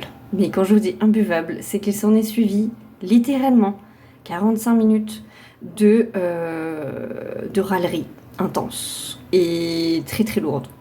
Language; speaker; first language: French; native; French